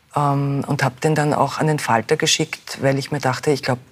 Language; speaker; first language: German; native; German